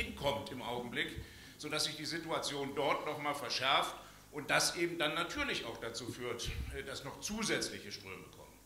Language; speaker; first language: German; native; German